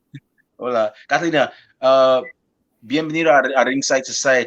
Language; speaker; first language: Spanish; non-native, learner; English